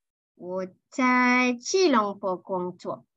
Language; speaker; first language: Chinese; non-native, learner; Malay